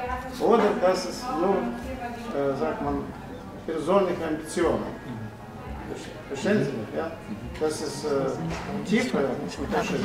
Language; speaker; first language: German; non-native, learner; Russian